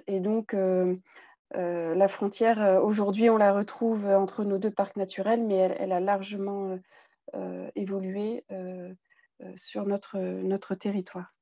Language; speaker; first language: French; native; French